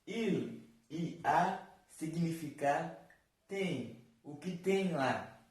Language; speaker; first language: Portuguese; non-native, fluent; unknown